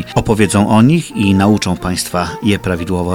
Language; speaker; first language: Polish; native; Polish